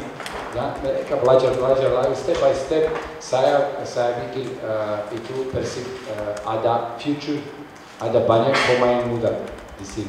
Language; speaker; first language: Indonesian; non-native, learner; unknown